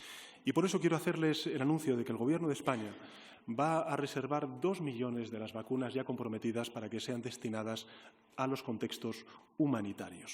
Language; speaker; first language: Spanish; native; Spanish